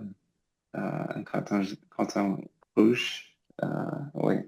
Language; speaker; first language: French; non-native, learner; English